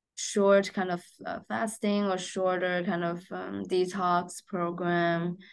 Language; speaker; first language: English; non-native, fluent; Chinese